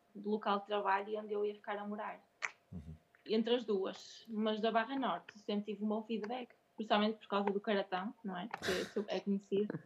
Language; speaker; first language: Portuguese; native; Portuguese